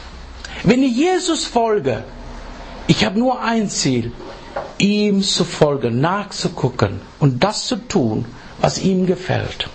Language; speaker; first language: German; non-native, learner; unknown